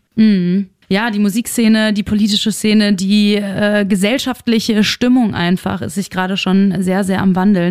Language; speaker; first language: German; native; German